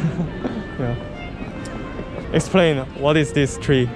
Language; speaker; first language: English; non-native, learner; Korean